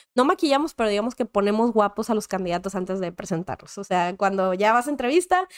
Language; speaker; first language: Spanish; native; Spanish